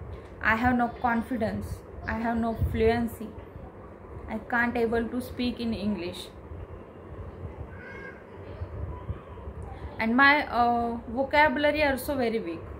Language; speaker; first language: English; non-native, learner; Marathi